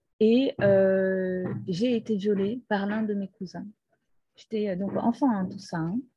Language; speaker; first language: French; non-native, fluent; Portuguese